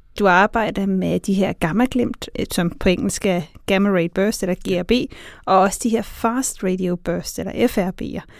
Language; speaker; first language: Danish; native; Danish